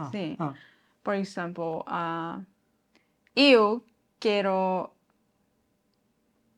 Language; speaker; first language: Portuguese; non-native, learner; Japanese